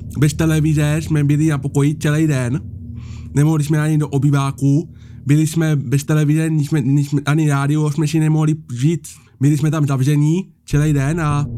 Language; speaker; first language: Czech; native; Czech